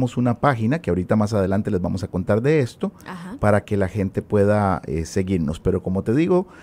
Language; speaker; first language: Spanish; native; Spanish